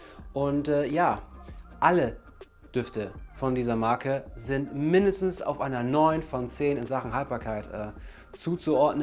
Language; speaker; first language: German; native; German